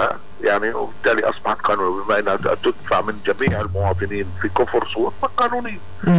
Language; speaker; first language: Arabic; native; Arabic